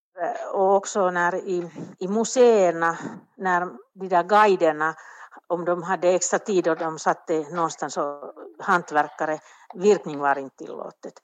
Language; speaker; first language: Swedish; non-native, local second language; Finnish